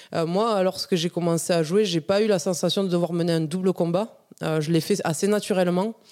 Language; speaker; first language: French; native; French